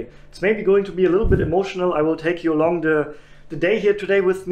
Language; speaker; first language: English; non-native, fluent; German